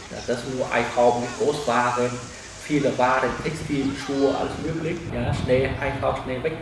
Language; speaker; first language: German; non-native, learner; Vietnamese